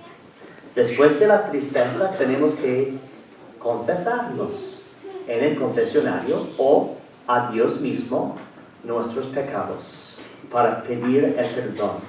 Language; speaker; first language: Spanish; non-native, fluent; English